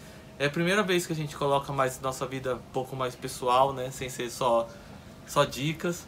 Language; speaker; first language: Portuguese; native; Portuguese